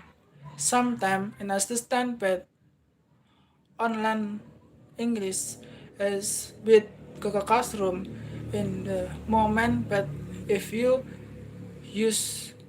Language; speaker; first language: English; non-native, learner; Indonesian